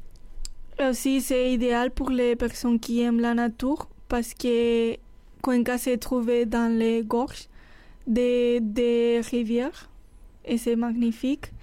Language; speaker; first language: French; non-native, learner; Spanish